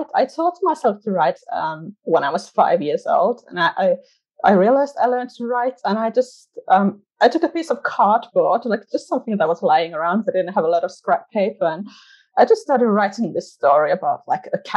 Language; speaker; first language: English; non-native, fluent; Finnish